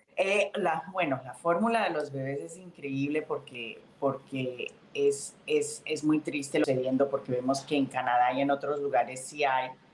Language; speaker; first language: Spanish; native; Spanish